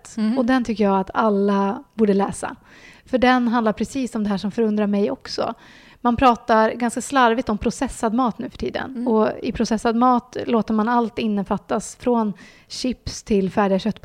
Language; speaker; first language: Swedish; native; Swedish